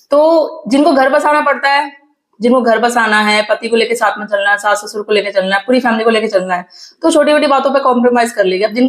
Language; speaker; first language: Hindi; native; Hindi